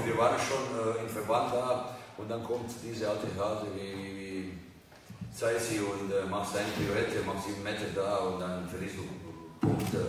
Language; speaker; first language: German; non-native, fluent; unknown